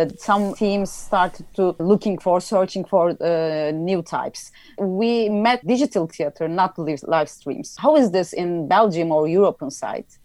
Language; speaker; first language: English; non-native, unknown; Turkish